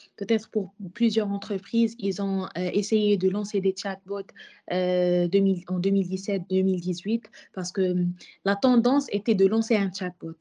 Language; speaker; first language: French; non-native, local second language; Arabic